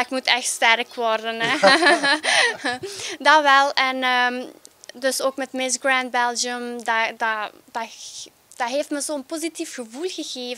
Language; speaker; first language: Dutch; early bilingual, other home language; Albanian